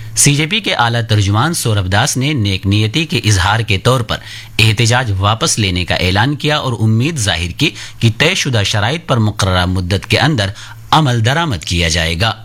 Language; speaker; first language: Urdu; native; Urdu